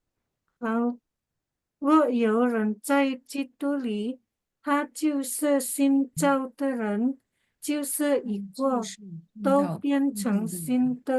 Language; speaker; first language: Chinese; non-native, learner; Indonesian